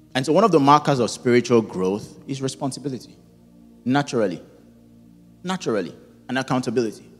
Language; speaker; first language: English; non-native, local second language; Yoruba